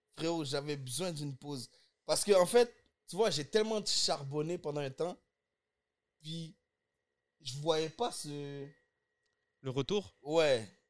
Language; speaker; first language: French; early bilingual, other home language; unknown